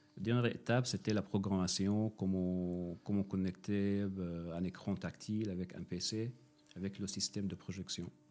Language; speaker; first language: French; non-native, fluent; Arabic